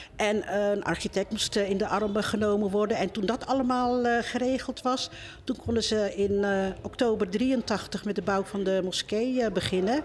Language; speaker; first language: Dutch; early bilingual, other home language; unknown